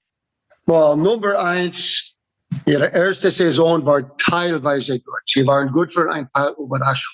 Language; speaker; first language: German; non-native, learner; English